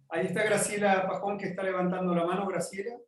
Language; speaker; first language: Spanish; native; Spanish